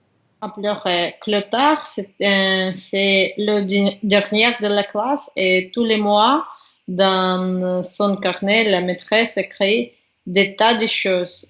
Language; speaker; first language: French; non-native, learner; Russian